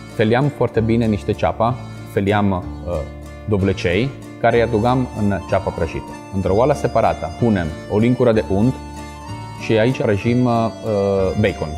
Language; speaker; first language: Romanian; non-native, fluent; Italian